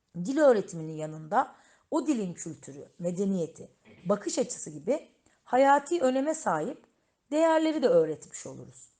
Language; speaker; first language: Turkish; native; Turkish